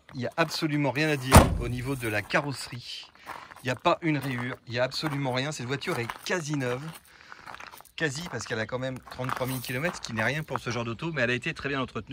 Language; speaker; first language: French; native; French